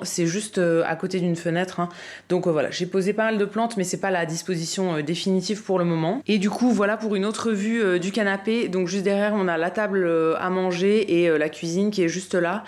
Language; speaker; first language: French; native; French